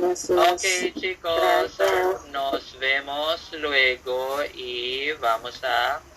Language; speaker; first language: Spanish; non-native, fluent; Filipino